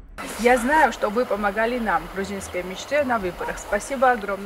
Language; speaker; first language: Russian; non-native, local second language; Georgian